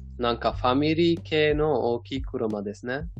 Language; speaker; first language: Japanese; non-native, fluent; Persian